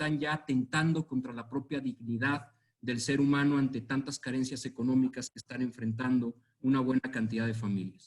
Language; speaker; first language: Spanish; native; Spanish